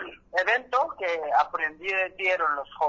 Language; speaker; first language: Spanish; non-native, learner; Korean